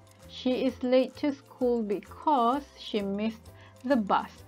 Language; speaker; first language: English; non-native, local second language; Malay